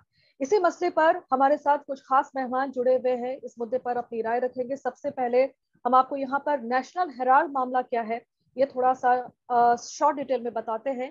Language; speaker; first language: Hindi; native; Hindi